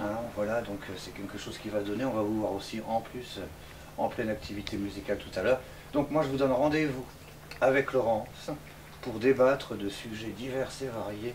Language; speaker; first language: French; native; French